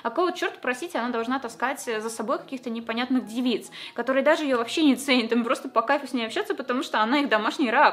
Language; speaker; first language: Russian; native; Russian